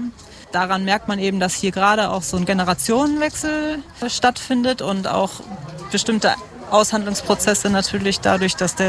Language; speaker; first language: German; native; German